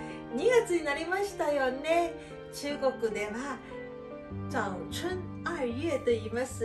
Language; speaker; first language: Japanese; non-native, fluent; Chinese